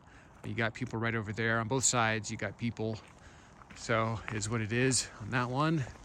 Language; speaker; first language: English; native; English